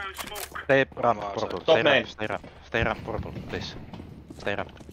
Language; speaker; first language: English; non-native, learner; Finnish